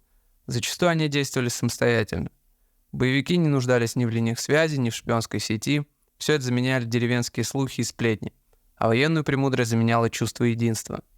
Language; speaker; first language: Russian; native; Russian